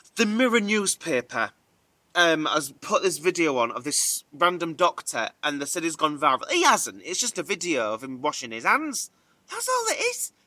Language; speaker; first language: English; native; English